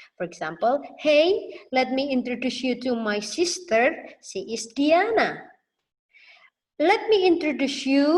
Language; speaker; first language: English; non-native, fluent; Indonesian